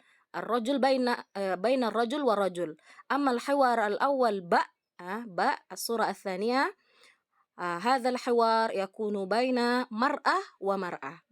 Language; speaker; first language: Arabic; non-native, fluent; Indonesian